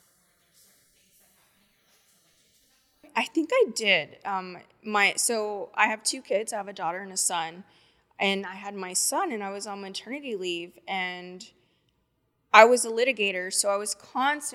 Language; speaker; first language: English; native; English